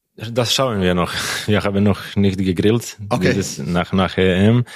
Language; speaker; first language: German; non-native, learner; Croatian